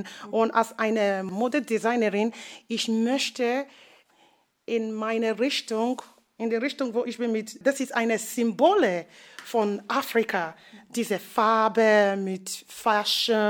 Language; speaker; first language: German; non-native, fluent; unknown